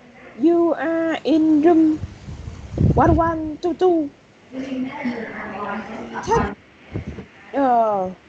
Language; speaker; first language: English; non-native, learner; Vietnamese